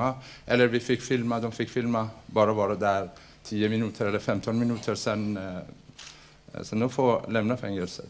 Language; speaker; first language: Swedish; non-native, fluent; Persian